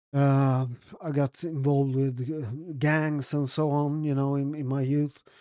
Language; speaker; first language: English; non-native, fluent; Italian